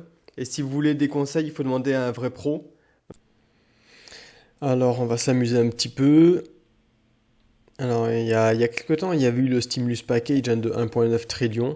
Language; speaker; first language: French; native; French